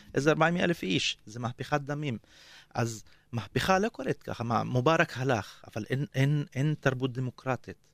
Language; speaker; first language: Hebrew; non-native, local second language; Arabic